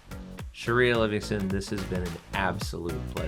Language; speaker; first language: English; native; English